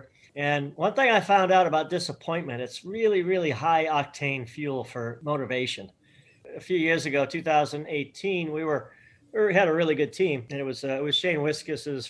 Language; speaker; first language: English; native; English